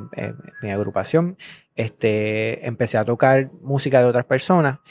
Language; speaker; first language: Spanish; native; Spanish